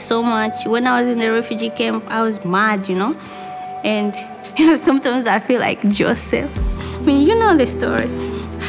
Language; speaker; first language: English; non-native, local second language; Rundi